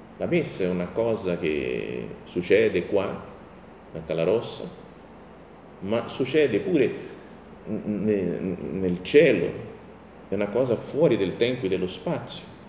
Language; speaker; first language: Italian; non-native, fluent; Portuguese